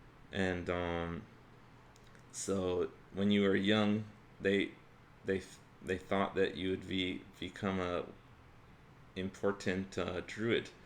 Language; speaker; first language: English; native; English